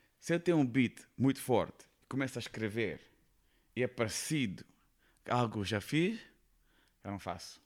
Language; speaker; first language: Portuguese; non-native, fluent; Kabuverdianu